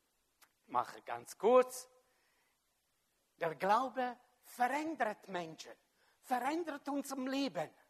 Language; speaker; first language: German; non-native, fluent; French